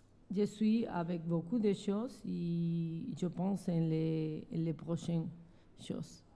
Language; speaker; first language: French; non-native, learner; Spanish